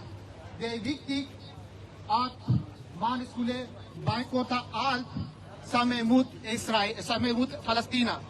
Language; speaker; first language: Swedish; non-native, fluent; Urdu